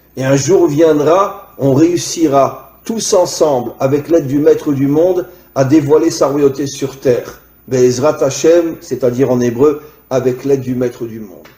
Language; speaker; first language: French; native; French